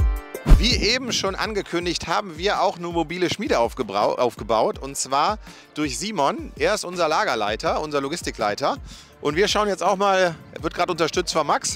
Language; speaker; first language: German; native; German